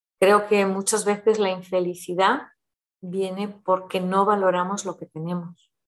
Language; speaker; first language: Spanish; early bilingual, heritage; Spanish